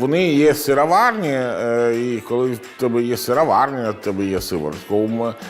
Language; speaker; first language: Ukrainian; non-native, learner; Italian